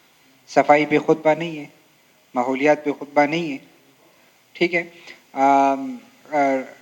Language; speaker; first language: Urdu; native; Urdu